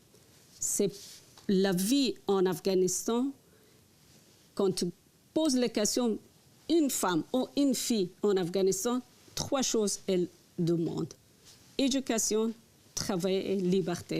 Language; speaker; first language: French; non-native, learner; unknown